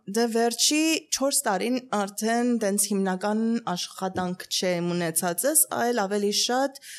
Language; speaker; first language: Armenian; early bilingual, heritage; Armenian